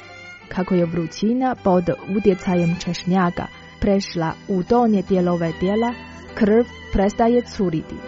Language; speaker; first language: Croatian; non-native, fluent; Chinese